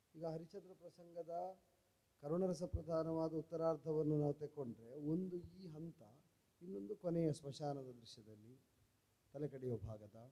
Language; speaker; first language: Kannada; native; Kannada